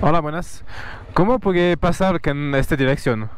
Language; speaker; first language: Spanish; non-native, learner; French